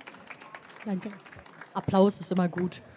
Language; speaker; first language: German; native; German